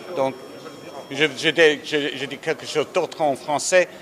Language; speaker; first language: French; non-native, learner; English